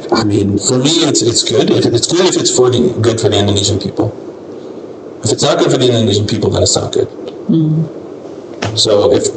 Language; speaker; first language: English; non-native, fluent; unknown